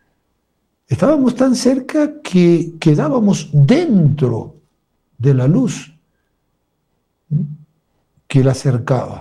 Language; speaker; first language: Spanish; native; Spanish